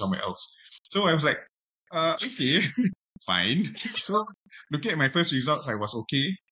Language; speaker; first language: English; non-native, local second language; Malay